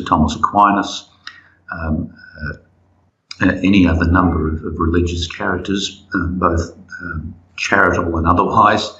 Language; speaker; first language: English; native; English